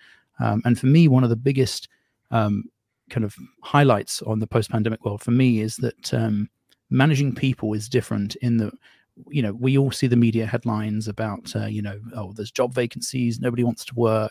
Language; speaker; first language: English; native; English